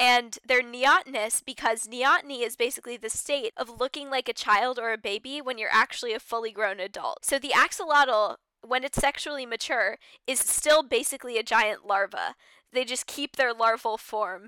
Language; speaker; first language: English; native; English